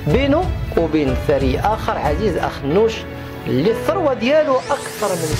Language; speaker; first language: Arabic; native; Arabic